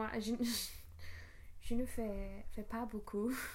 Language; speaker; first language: French; non-native, learner; English